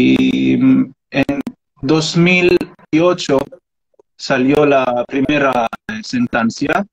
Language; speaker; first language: Spanish; non-native, learner; Arabic